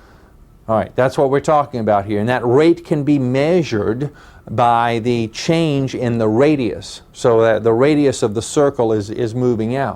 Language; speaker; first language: English; native; English